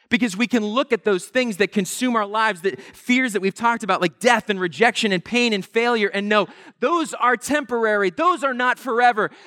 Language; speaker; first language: English; native; English